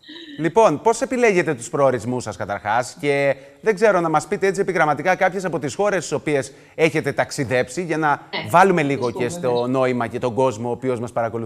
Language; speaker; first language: Greek; native; Greek